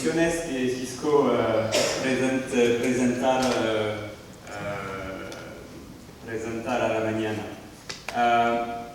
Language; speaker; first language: Spanish; non-native, learner; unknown